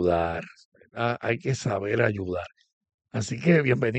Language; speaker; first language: Spanish; native; Spanish